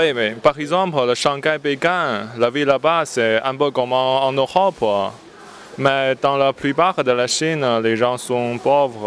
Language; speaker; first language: French; non-native, learner; Chinese